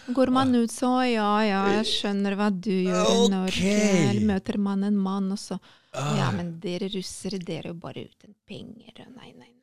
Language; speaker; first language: Norwegian; non-native, fluent; Russian